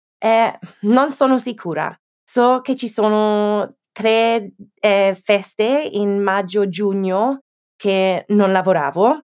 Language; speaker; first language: Italian; non-native, fluent; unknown